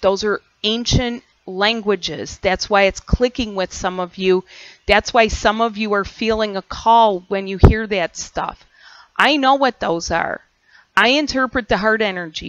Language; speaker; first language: English; native; English